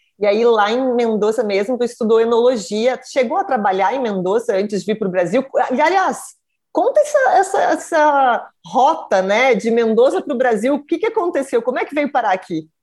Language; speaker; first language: Portuguese; native; Portuguese